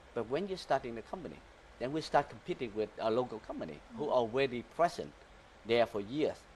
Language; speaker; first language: English; early bilingual, other home language; Vietnamese